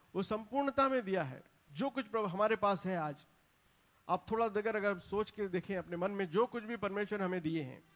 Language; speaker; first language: Hindi; non-native, local second language; Telugu